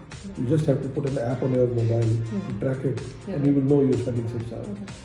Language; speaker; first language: English; non-native, local second language; Hindi